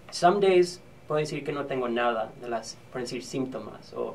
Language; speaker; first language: Spanish; early bilingual, heritage; Spanish